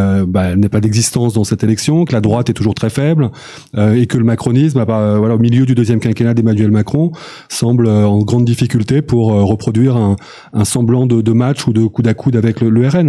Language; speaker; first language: French; native; French